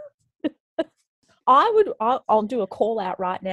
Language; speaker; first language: English; native; English